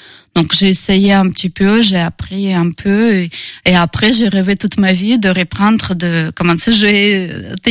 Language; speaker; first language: French; non-native, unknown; Russian